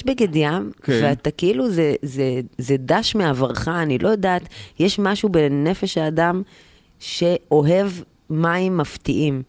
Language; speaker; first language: Hebrew; native; Hebrew